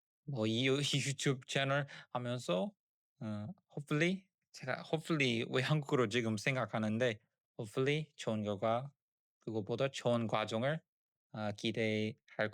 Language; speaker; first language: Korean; non-native, learner; English